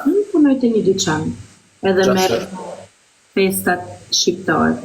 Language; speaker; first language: Albanian; early bilingual, heritage; Italian